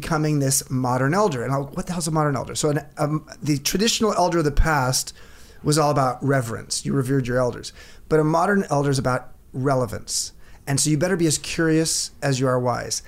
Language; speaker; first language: English; native; English